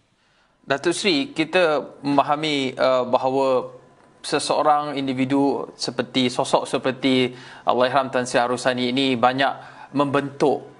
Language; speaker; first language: Malay; native; Malay